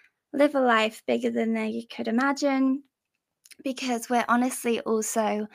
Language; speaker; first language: English; native; English